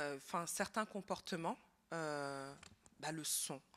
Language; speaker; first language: French; native; French